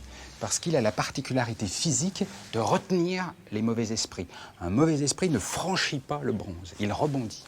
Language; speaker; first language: French; native; French